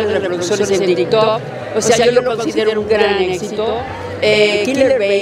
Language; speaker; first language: Spanish; native; Spanish